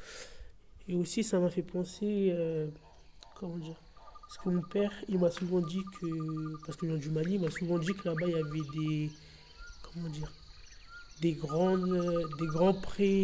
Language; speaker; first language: French; early bilingual, other home language; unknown